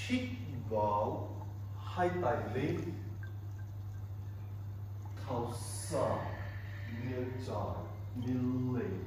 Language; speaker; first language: Vietnamese; non-native, learner; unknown